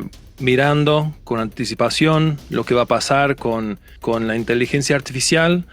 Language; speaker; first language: Spanish; non-native, fluent; English